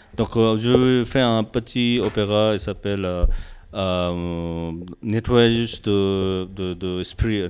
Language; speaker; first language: French; non-native, learner; Tibetan